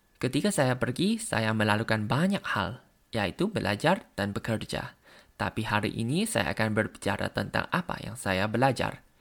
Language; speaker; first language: Indonesian; non-native, learner; Thai